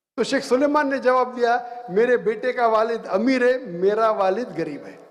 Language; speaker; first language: Hindi; non-native, local second language; Konkani